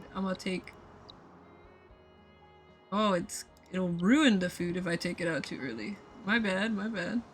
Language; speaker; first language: English; native; English